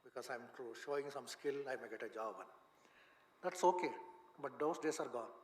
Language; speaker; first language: English; non-native, local second language; Kannada